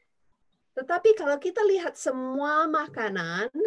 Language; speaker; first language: Indonesian; non-native, fluent; English